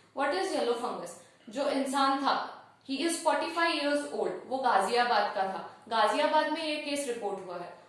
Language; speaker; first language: Hindi; non-native, local second language; Marathi